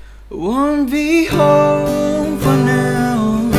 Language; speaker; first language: English; non-native, learner; Indonesian